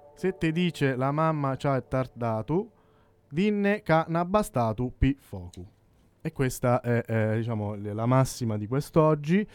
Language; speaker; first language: Italian; native; Italian